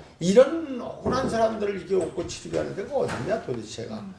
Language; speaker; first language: Korean; native; Korean